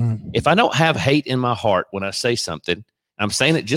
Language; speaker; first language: English; native; English